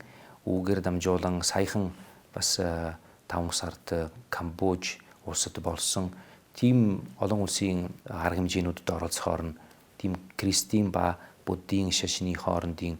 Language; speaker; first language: Mongolian; non-native, fluent; Italian